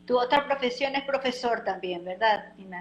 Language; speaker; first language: Spanish; non-native, fluent; Portuguese